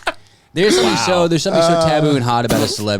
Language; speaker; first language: English; native; English